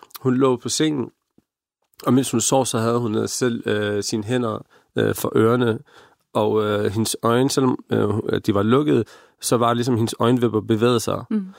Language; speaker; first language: Danish; early bilingual, other home language; Arabic